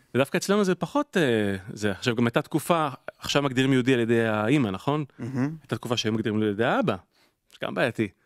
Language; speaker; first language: Hebrew; native; Hebrew